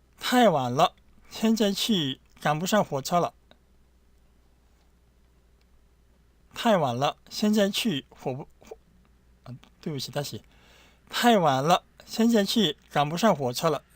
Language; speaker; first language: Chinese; non-native, fluent; Korean